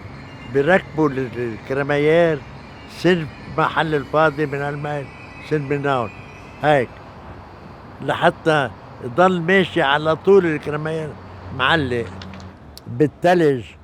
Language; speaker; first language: Arabic; native; Arabic